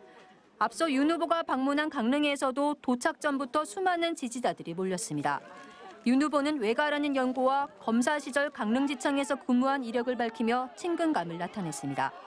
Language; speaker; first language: Korean; native; Korean